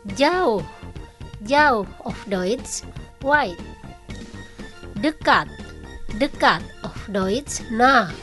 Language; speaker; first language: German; non-native, fluent; Indonesian